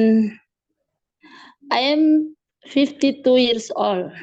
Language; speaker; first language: English; non-native, learner; Indonesian